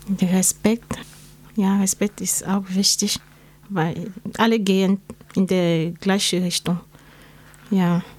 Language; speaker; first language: German; non-native, learner; French